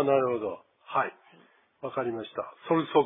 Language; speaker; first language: Japanese; native; Japanese